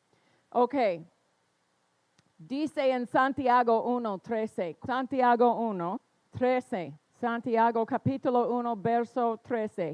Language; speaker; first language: Spanish; non-native, fluent; English